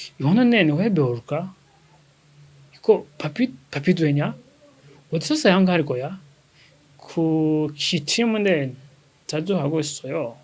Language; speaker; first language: Korean; non-native, fluent; Kinyarwanda